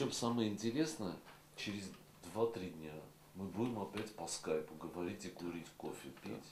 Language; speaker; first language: Russian; native; Russian